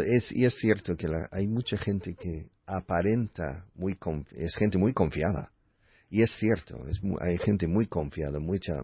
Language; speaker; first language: Spanish; non-native, fluent; English